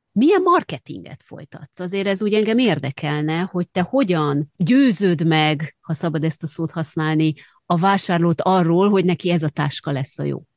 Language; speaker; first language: Hungarian; native; Hungarian